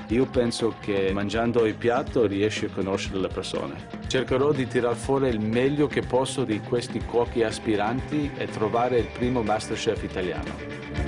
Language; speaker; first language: Italian; early bilingual, other home language; English